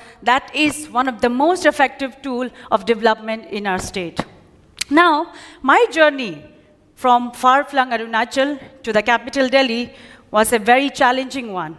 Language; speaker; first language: English; non-native, local second language; Nyishi